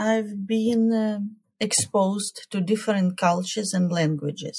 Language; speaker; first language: English; non-native, fluent; Ukrainian